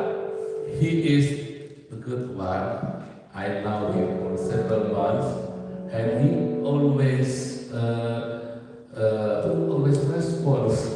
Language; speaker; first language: English; non-native, learner; Indonesian